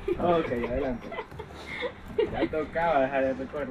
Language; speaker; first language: Spanish; native; Spanish